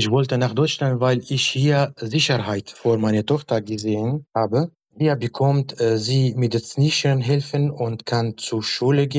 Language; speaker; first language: German; non-native, learner; Arabic